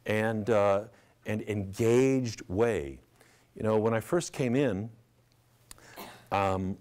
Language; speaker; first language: English; native; English